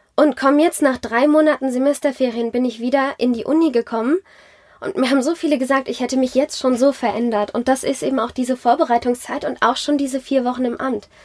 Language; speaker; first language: German; native; German